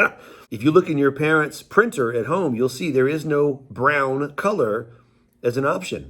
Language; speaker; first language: English; native; English